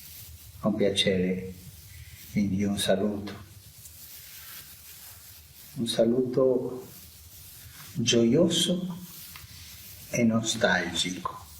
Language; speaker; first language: Italian; non-native, fluent; Spanish